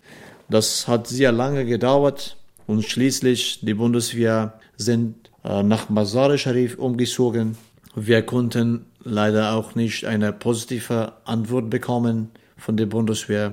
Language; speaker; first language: German; non-native, learner; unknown